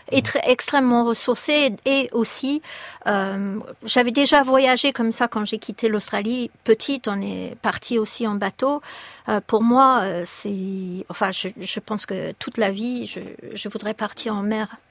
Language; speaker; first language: French; non-native, fluent; English